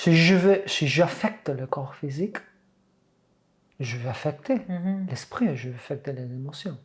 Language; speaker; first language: French; non-native, fluent; Catalan